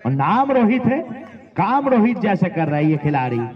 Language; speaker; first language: Hindi; non-native, local second language; Bangla